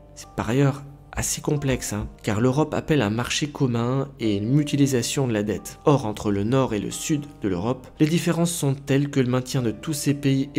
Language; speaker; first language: French; native; French